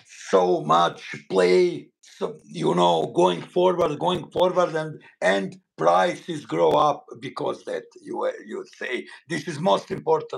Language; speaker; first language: English; non-native, learner; Bosnian